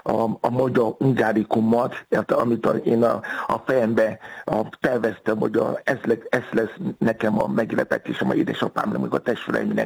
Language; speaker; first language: Hungarian; non-native, fluent; Yoruba